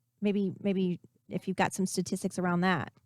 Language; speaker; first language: English; native; English